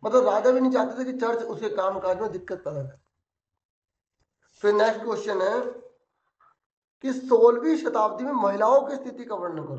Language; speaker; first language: Hindi; native; Hindi